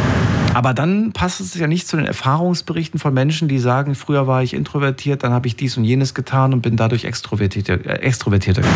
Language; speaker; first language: German; native; German